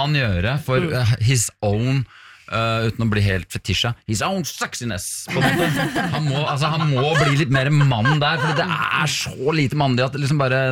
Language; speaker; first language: Norwegian; native; Norwegian